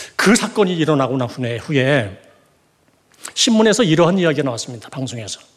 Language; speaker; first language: Korean; native; Korean